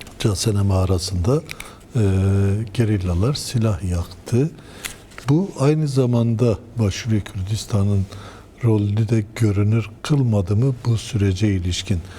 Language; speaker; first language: Turkish; non-native, local second language; Kurdish